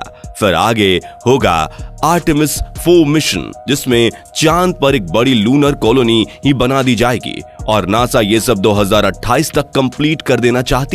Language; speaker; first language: Hindi; native; Hindi